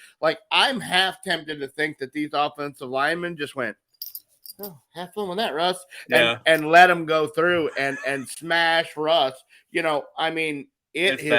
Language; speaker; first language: English; native; English